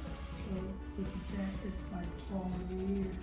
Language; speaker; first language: English; native; English